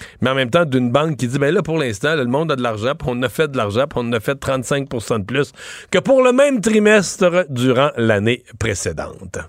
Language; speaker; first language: French; native; French